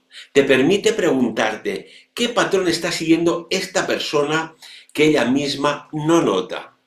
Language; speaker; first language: Spanish; non-native, local second language; Catalan